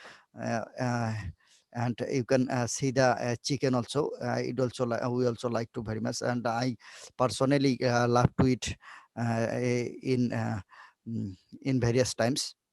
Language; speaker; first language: English; non-native, local second language; Bangla